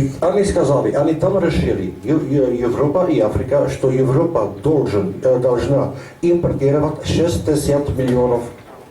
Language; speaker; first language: Russian; non-native, learner; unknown